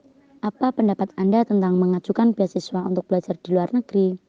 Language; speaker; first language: Indonesian; native; Indonesian